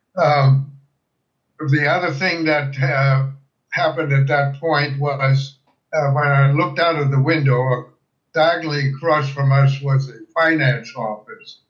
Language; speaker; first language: English; early bilingual, other home language; German